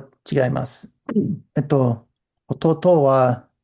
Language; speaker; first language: Japanese; non-native, learner; English